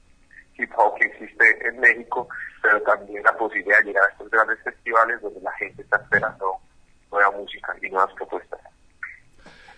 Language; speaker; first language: Spanish; native; Spanish